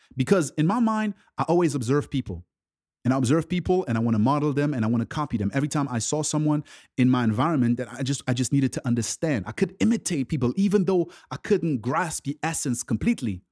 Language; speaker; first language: English; early bilingual, other home language; French